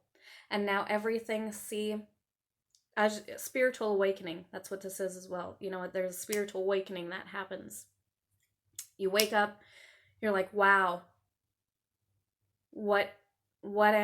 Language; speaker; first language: English; native; English